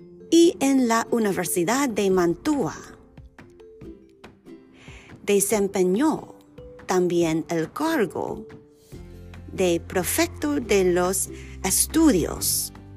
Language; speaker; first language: Spanish; non-native, learner; English